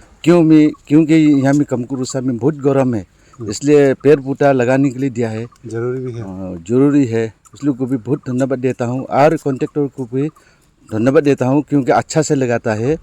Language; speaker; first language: Hindi; non-native, local second language; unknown